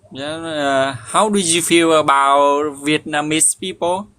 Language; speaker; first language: English; non-native, learner; Vietnamese